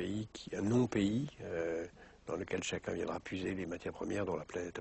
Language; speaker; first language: French; native; French